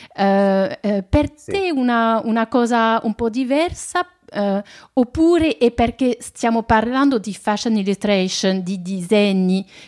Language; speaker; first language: Italian; non-native, fluent; French